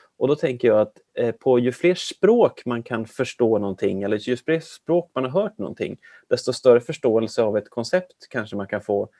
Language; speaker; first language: Swedish; native; Swedish